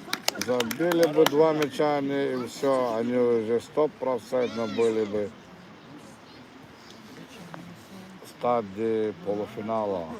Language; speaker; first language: Russian; non-native, local second language; Lezghian